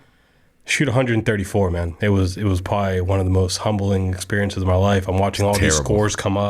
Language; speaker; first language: English; native; English